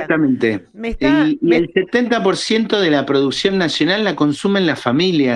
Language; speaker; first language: Spanish; native; Spanish